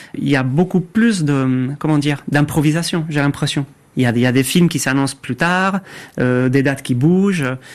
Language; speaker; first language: French; non-native, fluent; Spanish